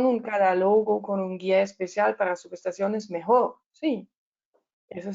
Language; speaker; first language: Spanish; non-native, learner; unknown